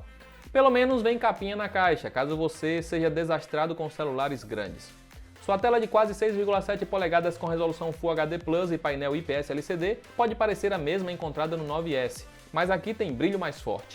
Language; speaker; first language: Portuguese; native; Portuguese